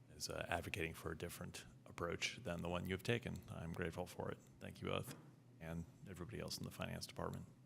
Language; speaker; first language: English; native; English